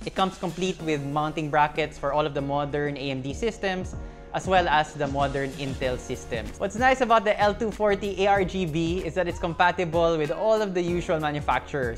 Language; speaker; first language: English; non-native, local second language; Filipino